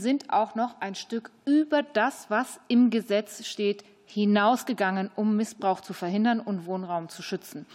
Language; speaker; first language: German; native; German